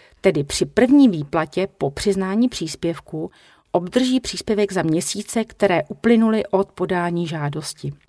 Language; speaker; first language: Czech; native; Czech